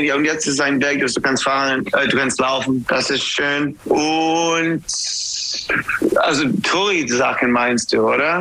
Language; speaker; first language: German; non-native, learner; English